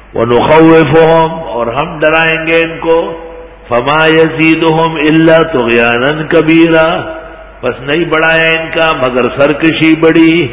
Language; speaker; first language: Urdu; non-native, local second language; Pashto